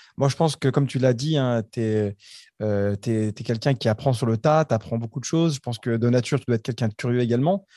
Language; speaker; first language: French; early bilingual, other home language; Arabic